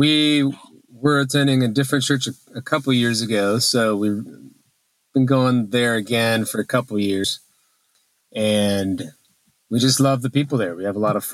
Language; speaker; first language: English; native; English